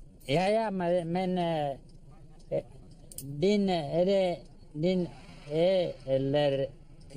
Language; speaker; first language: Swedish; non-native, local second language; Finnish